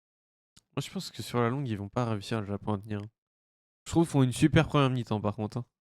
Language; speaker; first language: French; native; French